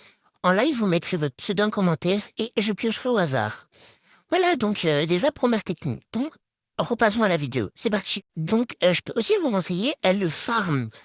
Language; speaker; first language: French; native; French